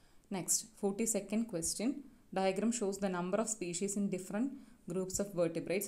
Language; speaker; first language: English; non-native, local second language; Malayalam